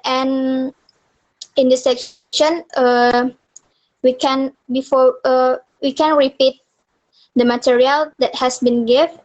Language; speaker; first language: English; non-native, learner; Indonesian